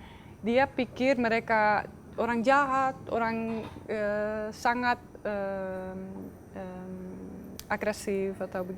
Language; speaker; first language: Indonesian; non-native, fluent; Dutch